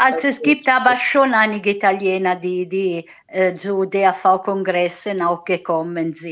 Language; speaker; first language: German; non-native, fluent; Italian